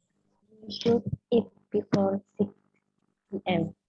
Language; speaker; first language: English; non-native, learner; Indonesian